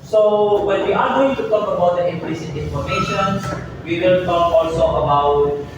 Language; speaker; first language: English; non-native, fluent; Indonesian